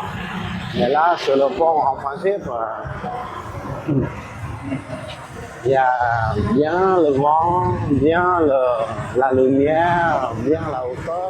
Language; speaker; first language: French; non-native, fluent; Vietnamese